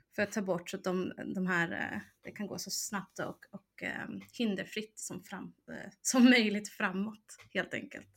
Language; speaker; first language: Swedish; early bilingual, heritage; Swedish